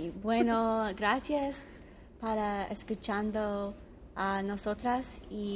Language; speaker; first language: Spanish; non-native, learner; English